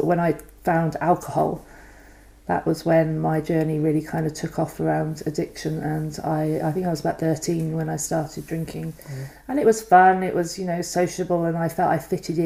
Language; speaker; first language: English; native; English